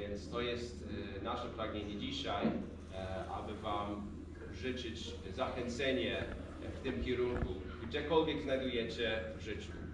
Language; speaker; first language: Polish; non-native, fluent; English